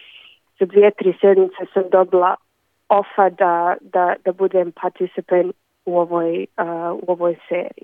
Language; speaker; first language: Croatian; early bilingual, other home language; Bosnian